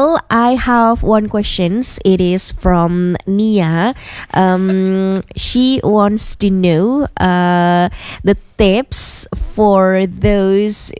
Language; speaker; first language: English; non-native, fluent; Indonesian